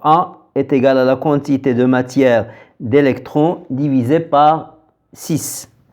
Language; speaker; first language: French; non-native, local second language; Arabic